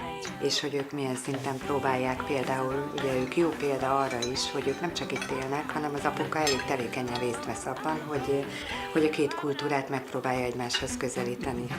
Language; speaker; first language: Hungarian; early bilingual, heritage; Hungarian